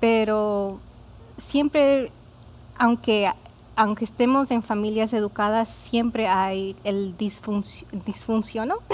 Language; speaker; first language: Spanish; early bilingual, heritage; Spanish